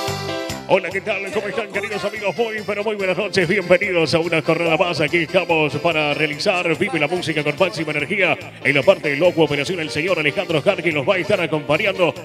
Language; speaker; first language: Spanish; native; Spanish